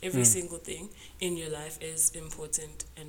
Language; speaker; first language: English; non-native, local second language; Zulu